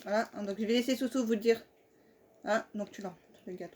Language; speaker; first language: French; native; French